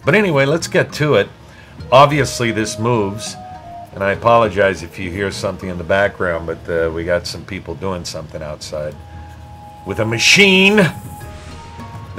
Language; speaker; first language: English; native; English